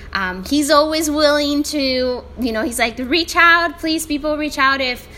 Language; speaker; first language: English; non-native, fluent; Spanish